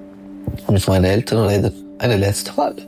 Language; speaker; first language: German; non-native, learner; French